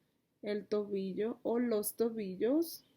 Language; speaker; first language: Spanish; early bilingual, heritage; Spanish